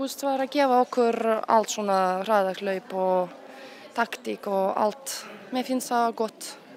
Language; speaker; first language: Icelandic; non-native, learner; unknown